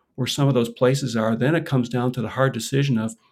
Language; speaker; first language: English; native; English